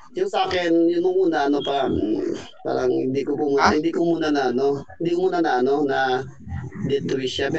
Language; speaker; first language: Filipino; non-native, local second language; Hiligaynon